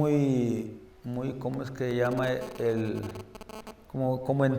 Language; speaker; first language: Spanish; native; Spanish